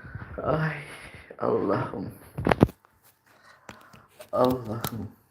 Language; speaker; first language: Turkish; non-native, learner; Filipino